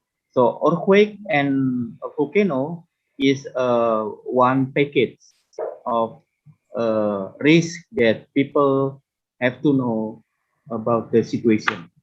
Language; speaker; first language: English; non-native, fluent; Indonesian